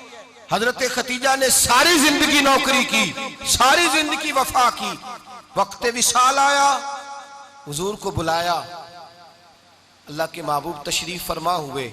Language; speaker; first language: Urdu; non-native, local second language; Punjabi